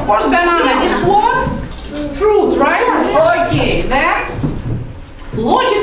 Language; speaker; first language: English; non-native, fluent; Azerbaijani